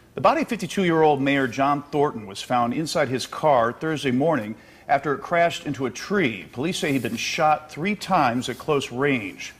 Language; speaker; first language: English; native; English